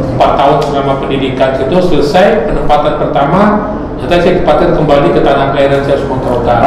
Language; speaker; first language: Indonesian; native; Indonesian